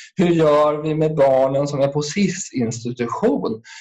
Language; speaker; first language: Swedish; native; Swedish